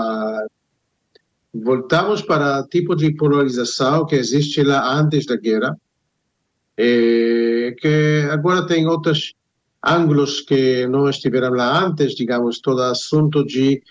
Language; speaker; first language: Portuguese; non-native, fluent; Hebrew